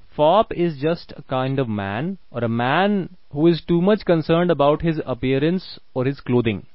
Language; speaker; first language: English; non-native, local second language; Hindi